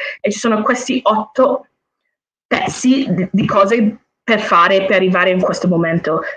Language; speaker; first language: Italian; non-native, fluent; English